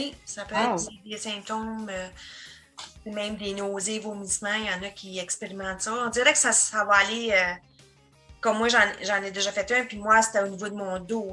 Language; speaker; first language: French; native; French